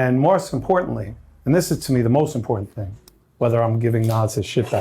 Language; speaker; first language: English; native; English